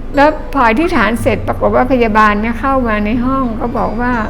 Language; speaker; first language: Thai; native; Thai